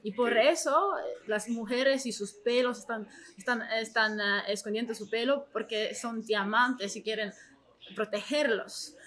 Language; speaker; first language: Spanish; non-native, learner; Estonian